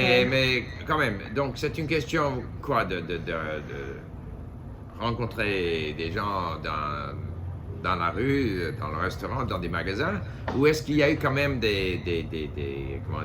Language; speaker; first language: French; non-native, fluent; English